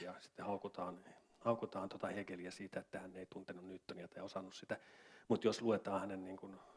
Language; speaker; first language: Finnish; native; Finnish